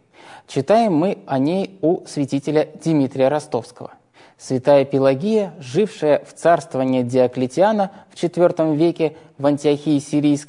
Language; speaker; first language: Russian; native; Russian